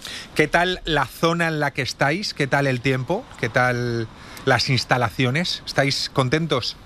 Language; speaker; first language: Spanish; native; Spanish